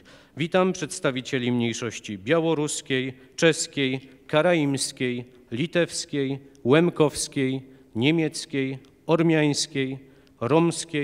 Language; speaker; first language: Polish; native; Polish